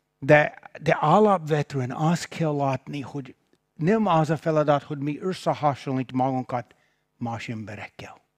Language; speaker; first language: Hungarian; non-native, fluent; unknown